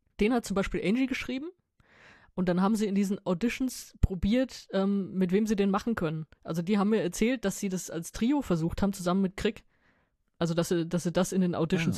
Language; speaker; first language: German; native; German